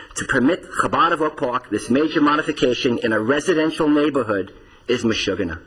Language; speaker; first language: English; native; English